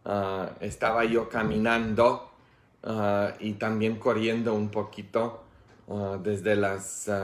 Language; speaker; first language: Spanish; non-native, fluent; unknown